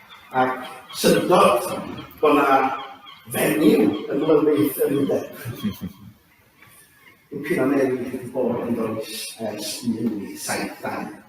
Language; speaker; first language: Welsh; native; Welsh